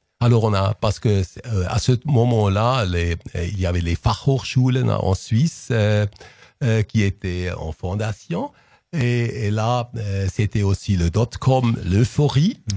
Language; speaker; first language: French; non-native, local second language; Swiss German